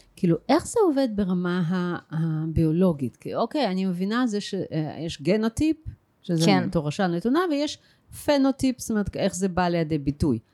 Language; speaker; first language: Hebrew; native; Hebrew